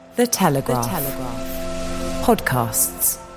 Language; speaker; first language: English; early bilingual, other home language; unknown